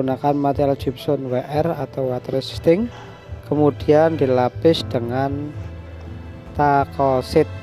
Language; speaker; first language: Indonesian; native; Indonesian